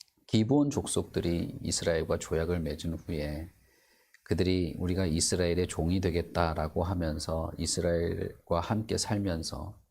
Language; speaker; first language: Korean; native; Korean